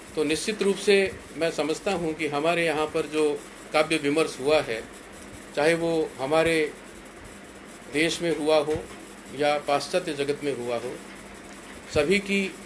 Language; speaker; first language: Hindi; native; Hindi